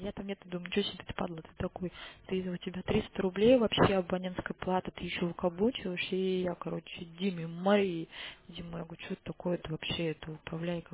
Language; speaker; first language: Russian; native; Russian